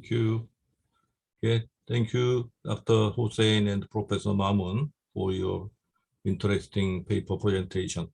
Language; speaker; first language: English; non-native, fluent; Korean